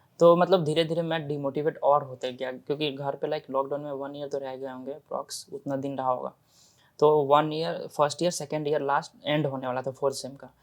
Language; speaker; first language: Hindi; native; Hindi